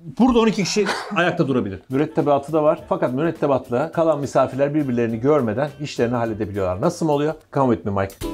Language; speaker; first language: Turkish; native; Turkish